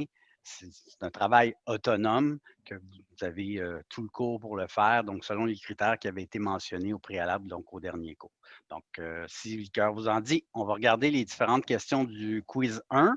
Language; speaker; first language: French; native; French